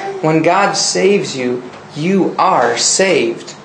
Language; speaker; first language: English; native; English